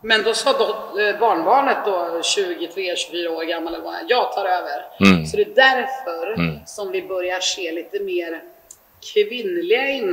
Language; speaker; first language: Swedish; native; Swedish